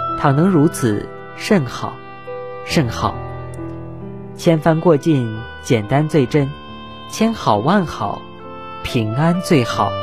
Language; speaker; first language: Chinese; native; Chinese